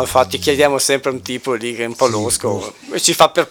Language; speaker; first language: Italian; native; Italian